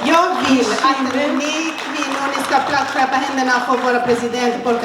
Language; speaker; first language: Swedish; non-native, fluent; Kinyarwanda